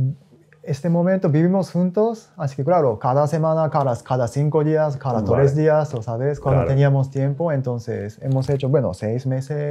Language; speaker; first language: Spanish; non-native, learner; Japanese